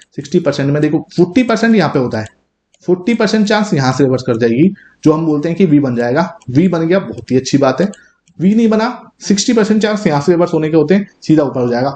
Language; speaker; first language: Hindi; native; Hindi